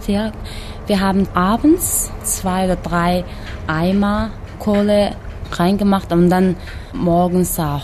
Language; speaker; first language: German; non-native, fluent; Mongolian